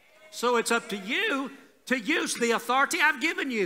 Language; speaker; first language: English; native; English